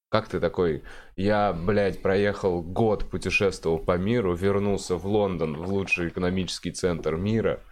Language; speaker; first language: Russian; non-native, fluent; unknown